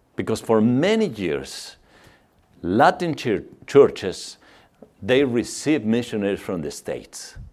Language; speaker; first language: English; non-native, fluent; Spanish